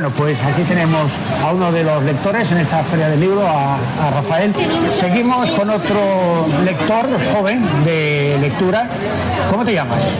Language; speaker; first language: Spanish; native; Spanish